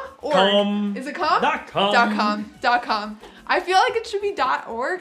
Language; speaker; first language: English; native; English